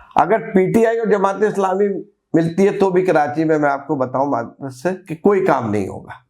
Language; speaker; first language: Urdu; native; Urdu